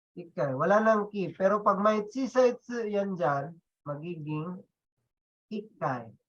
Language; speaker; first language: Filipino; non-native, local second language; Cebuano